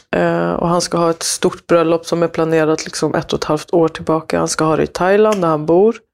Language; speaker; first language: Swedish; early bilingual, other home language; Spanish